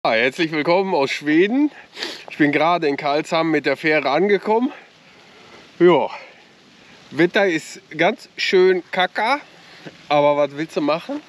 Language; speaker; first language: German; native; German